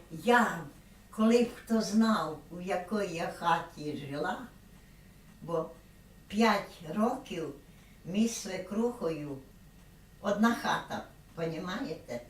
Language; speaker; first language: Ukrainian; native; Ukrainian